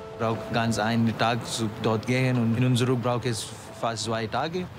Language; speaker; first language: German; non-native, learner; Malayalam